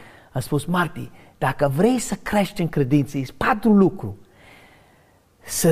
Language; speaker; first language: Romanian; non-native, learner; English